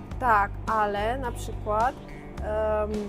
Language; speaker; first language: Polish; non-native, fluent; Russian